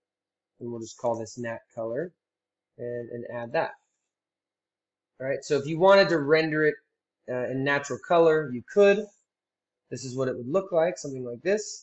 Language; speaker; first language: English; native; English